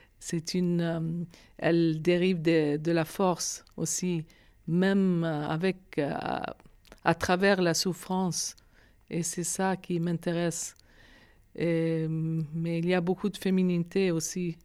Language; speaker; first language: French; non-native, fluent; Arabic